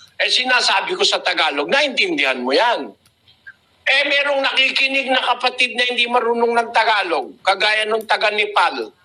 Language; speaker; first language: Filipino; native; Filipino